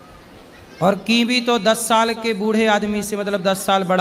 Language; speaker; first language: Hindi; native; Hindi